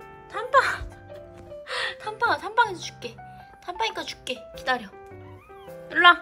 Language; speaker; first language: Korean; native; Korean